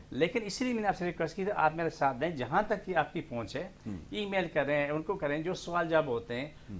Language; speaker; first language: Urdu; non-native, local second language; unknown